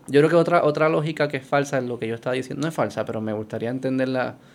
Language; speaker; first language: Spanish; native; Spanish